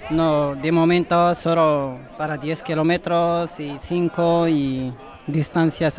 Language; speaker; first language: Spanish; non-native, learner; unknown